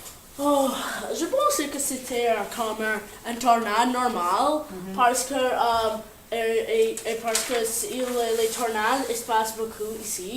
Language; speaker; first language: French; non-native, learner; English